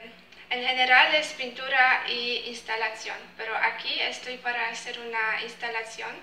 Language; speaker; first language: Spanish; non-native, fluent; Polish